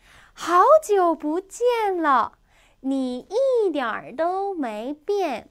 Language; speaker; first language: Chinese; non-native, fluent; Korean